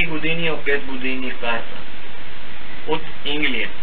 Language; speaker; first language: Bulgarian; non-native, learner; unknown